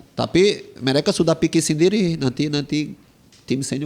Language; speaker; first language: Indonesian; non-native, fluent; Portuguese